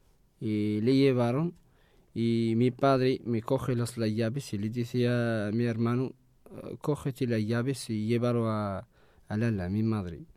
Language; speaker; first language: Spanish; non-native, learner; Arabic